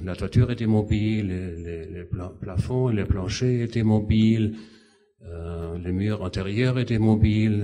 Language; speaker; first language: French; non-native, fluent; German